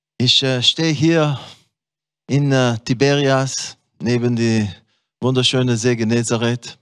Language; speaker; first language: German; non-native, fluent; Hebrew